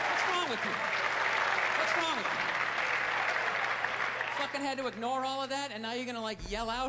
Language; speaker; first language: English; native; English